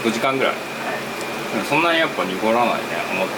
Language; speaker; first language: Japanese; native; Japanese